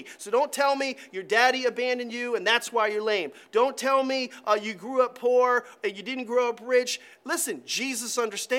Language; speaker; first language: English; native; English